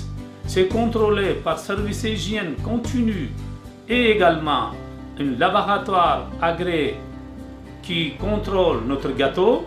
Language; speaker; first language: French; non-native, learner; Urdu